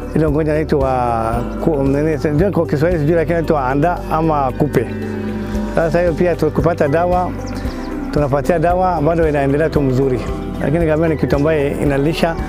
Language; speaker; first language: Swahili; non-native, local second language; Somali